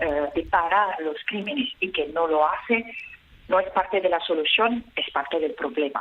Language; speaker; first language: Spanish; non-native, fluent; Italian